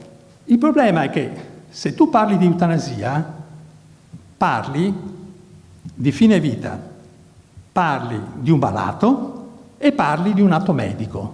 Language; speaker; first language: Italian; native; Italian